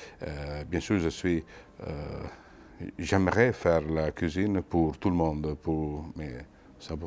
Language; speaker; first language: French; non-native, fluent; Italian